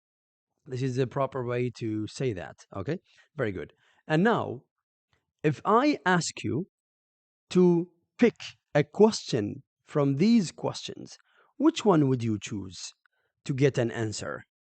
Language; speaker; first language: English; non-native, fluent; Arabic